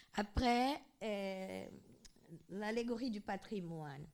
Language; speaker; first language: French; non-native, fluent; Portuguese